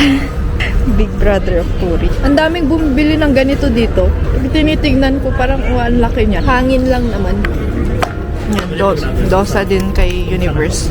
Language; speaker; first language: Filipino; native; Filipino